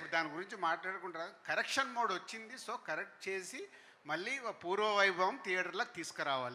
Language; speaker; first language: Telugu; native; Telugu